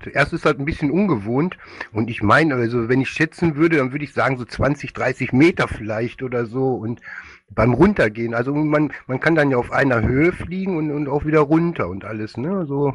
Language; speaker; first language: German; native; German